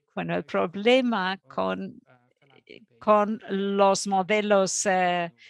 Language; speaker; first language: Spanish; non-native, fluent; Dutch